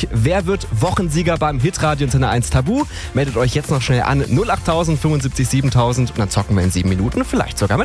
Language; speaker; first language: German; native; German